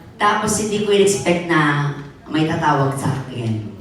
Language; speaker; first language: Filipino; native; Filipino